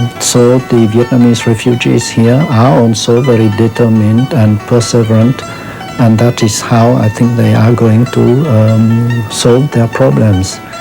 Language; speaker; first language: English; non-native, fluent; Vietnamese